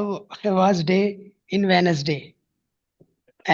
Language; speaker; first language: English; non-native, learner; Hindi